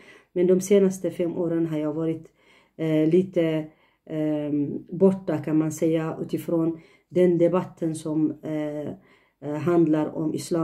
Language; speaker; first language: Swedish; non-native, fluent; Tigrinya